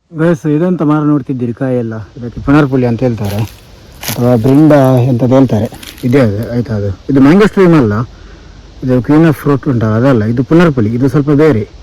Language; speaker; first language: Kannada; non-native, local second language; Tulu